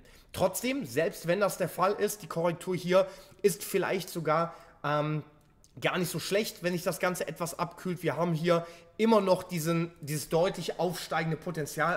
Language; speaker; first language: German; native; German